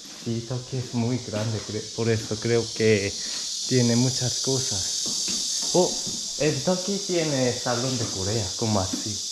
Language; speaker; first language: Spanish; non-native, learner; Korean